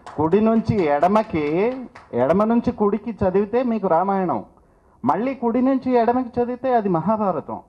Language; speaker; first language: Telugu; early bilingual, other home language; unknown